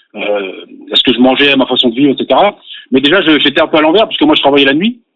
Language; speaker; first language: French; native; French